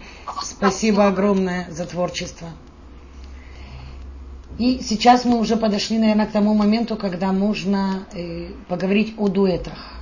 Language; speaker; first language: Russian; native; Russian